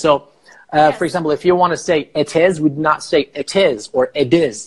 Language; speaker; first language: English; non-native, fluent; Persian